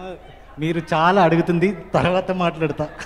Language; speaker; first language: Telugu; non-native, learner; Malayalam